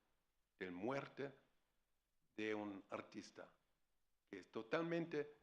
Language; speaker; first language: Spanish; non-native, fluent; German